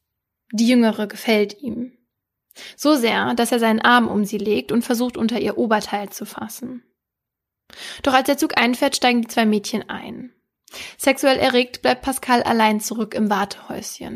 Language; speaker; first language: German; native; German